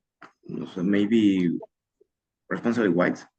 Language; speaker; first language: English; non-native, learner; Spanish